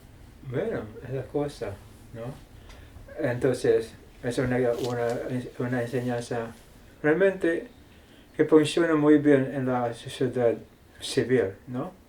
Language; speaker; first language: Spanish; non-native, fluent; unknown